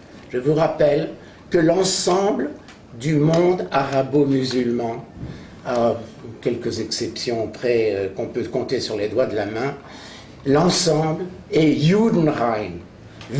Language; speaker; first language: French; native; French